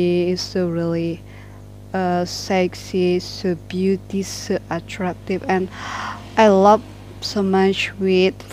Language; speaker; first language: English; non-native, learner; Indonesian